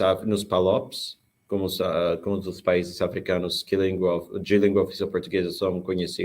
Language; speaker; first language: Portuguese; non-native, fluent; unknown